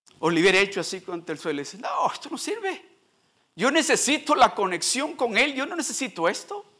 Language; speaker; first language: Spanish; early bilingual, heritage; Spanish